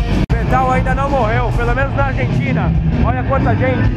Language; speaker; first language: Portuguese; native; Portuguese